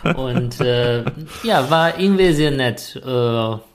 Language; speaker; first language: German; non-native, fluent; Chinese